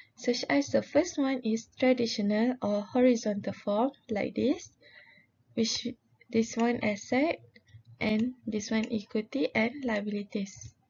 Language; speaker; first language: English; non-native, local second language; Malay